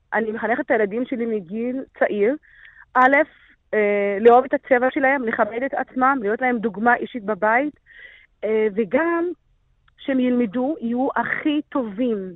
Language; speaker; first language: Hebrew; non-native, local second language; Arabic